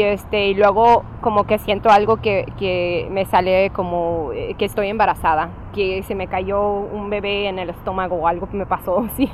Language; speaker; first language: Spanish; early bilingual, heritage; English